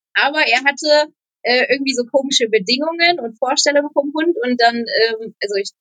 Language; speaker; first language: German; non-native, fluent; Polish